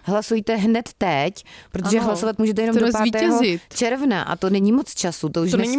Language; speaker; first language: Czech; native; Czech